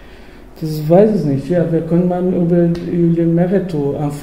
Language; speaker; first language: German; non-native, fluent; Portuguese